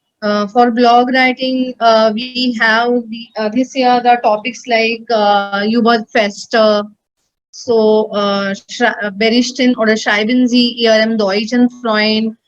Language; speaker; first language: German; non-native, learner; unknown